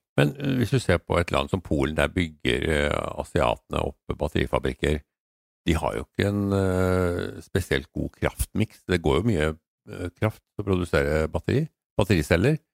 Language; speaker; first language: Norwegian; native; Norwegian